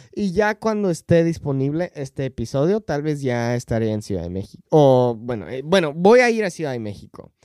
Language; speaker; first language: Spanish; non-native, fluent; English